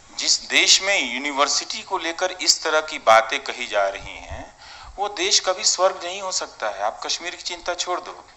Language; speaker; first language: Hindi; non-native, local second language; Bhojpuri